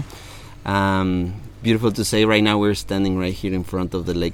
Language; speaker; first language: English; non-native, fluent; Spanish